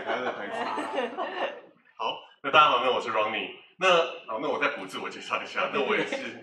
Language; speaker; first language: Chinese; native; Chinese